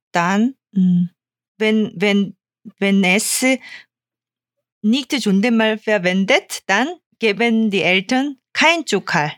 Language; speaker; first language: German; non-native, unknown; Korean